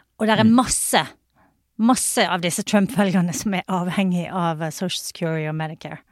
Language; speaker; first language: Norwegian; native; Norwegian